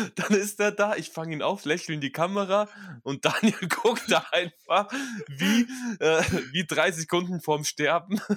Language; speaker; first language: German; early bilingual, other home language; Russian